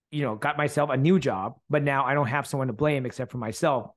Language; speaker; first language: English; early bilingual, other home language; Thai